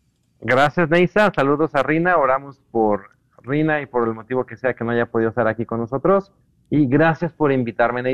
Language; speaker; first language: Spanish; native; Spanish